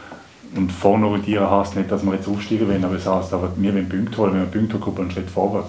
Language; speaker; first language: German; native; German